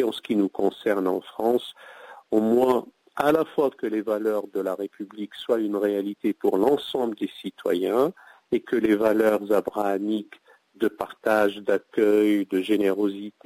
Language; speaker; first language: French; non-native, local second language; Arabic